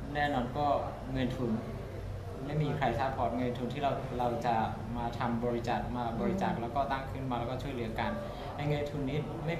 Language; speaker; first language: Thai; non-native, fluent; Burmese